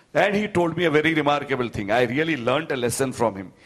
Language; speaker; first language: Hindi; non-native, local second language; Gujarati